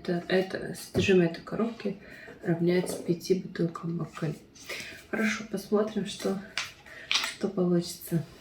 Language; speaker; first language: Russian; non-native, fluent; Ukrainian